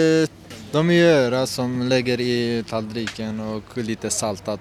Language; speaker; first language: Swedish; non-native, learner; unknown